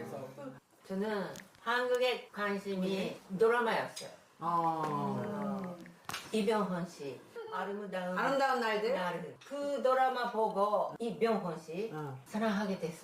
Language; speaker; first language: Korean; non-native, learner; Japanese